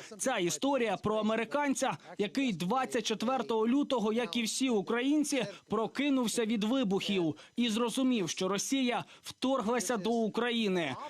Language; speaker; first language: Ukrainian; native; Ukrainian